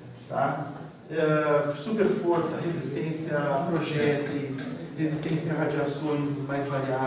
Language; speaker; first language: Portuguese; native; Portuguese